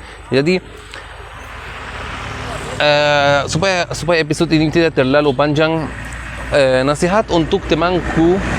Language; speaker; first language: Indonesian; non-native, fluent; Arabic